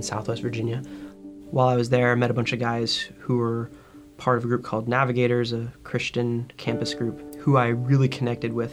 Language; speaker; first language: English; native; English